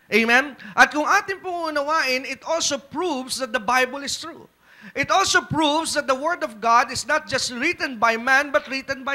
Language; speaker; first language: English; non-native, local second language; Filipino